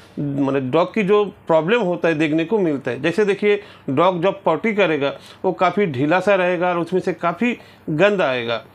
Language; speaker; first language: Hindi; non-native, local second language; Bangla